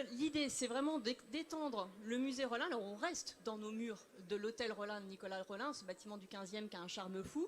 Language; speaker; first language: French; native; French